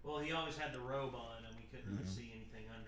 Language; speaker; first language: English; native; English